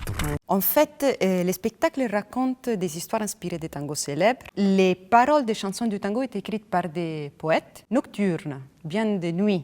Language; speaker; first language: French; non-native, fluent; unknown